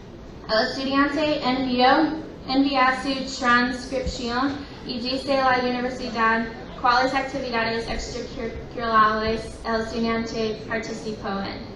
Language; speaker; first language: Spanish; non-native, learner; English